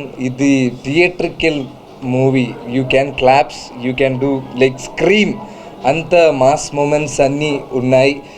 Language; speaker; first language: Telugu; non-native, learner; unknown